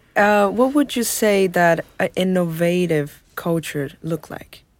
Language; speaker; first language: English; non-native, fluent; Chinese